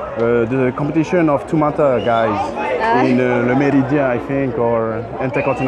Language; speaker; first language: English; non-native, learner; French